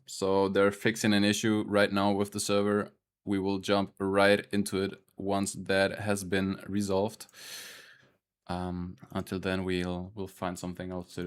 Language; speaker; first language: English; non-native, fluent; German